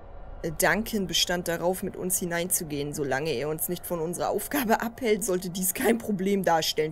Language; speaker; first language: German; native; German